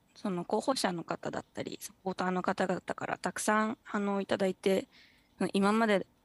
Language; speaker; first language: Japanese; native; Japanese